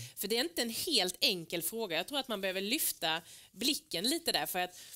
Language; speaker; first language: Swedish; native; Swedish